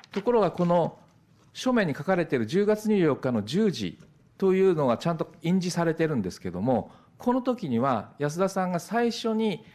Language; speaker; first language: Japanese; native; Japanese